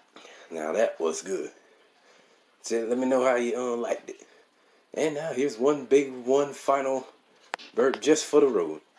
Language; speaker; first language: English; native; English